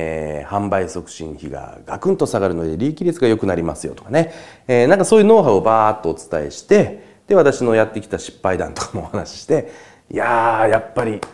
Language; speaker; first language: Japanese; native; Japanese